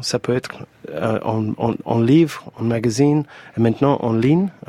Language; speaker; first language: French; non-native, fluent; English